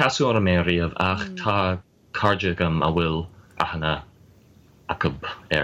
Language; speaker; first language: Irish; non-native, fluent; English